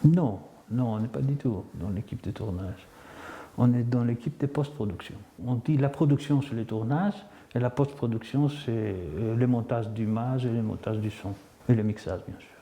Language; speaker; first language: French; non-native, fluent; Greek